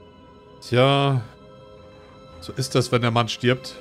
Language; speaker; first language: German; native; German